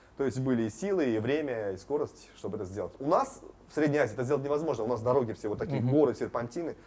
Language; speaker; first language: Russian; non-native, local second language; Tajik